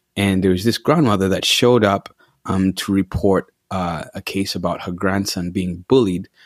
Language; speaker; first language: English; non-native, local second language; Ganda